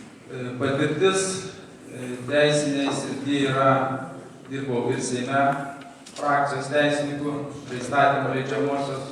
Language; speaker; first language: Lithuanian; native; Lithuanian